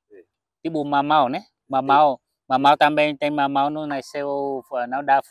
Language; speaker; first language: Portuguese; non-native, local second language; Vietnamese